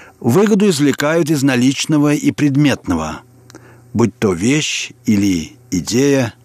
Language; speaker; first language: Russian; native; Russian